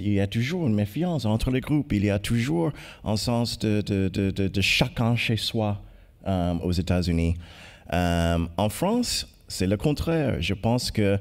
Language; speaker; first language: French; non-native, fluent; English